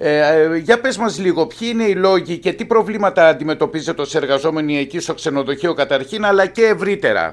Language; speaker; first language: Greek; native; Greek